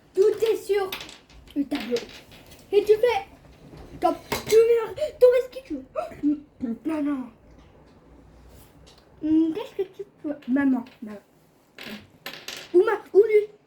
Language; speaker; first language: French; native; French